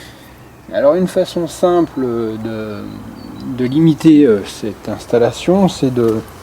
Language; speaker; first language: French; native; French